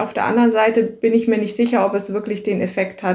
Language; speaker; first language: German; native; German